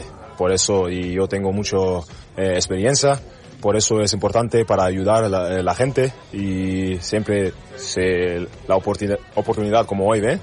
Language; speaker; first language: Spanish; non-native, learner; German